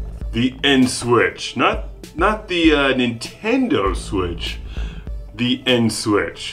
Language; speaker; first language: English; native; English